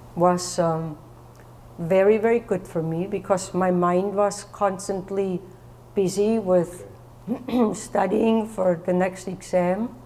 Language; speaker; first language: English; non-native, fluent; German